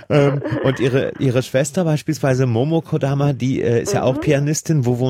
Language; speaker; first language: German; native; German